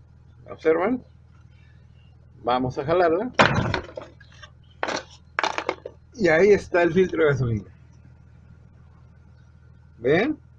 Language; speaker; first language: Spanish; native; Spanish